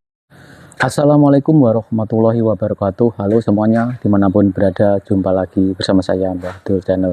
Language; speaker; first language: Indonesian; native; Indonesian